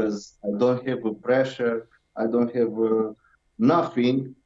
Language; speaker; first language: English; non-native, learner; Romanian